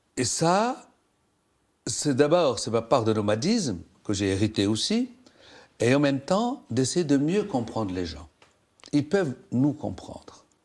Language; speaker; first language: French; non-native, local second language; Arabic